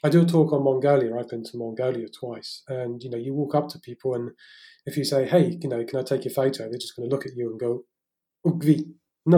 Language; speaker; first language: English; native; English